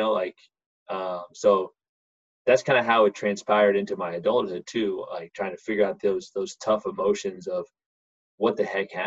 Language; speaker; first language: English; native; English